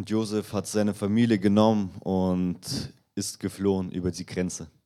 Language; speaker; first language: German; non-native, fluent; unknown